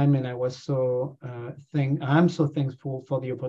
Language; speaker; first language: English; non-native, fluent; French